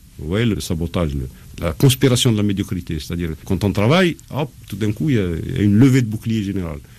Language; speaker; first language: French; non-native, local second language; Arabic